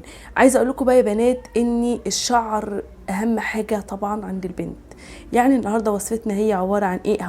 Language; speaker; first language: Arabic; native; Arabic